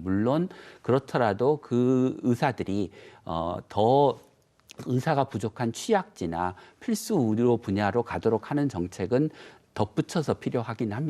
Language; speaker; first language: Korean; native; Korean